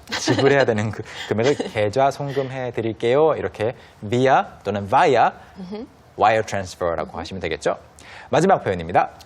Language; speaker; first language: Korean; native; Korean